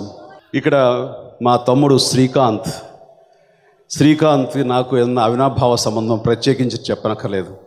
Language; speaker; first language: Telugu; native; Telugu